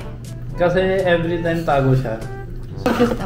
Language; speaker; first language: Filipino; non-native, learner; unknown